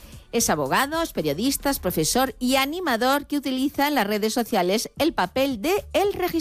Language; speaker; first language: Spanish; native; Spanish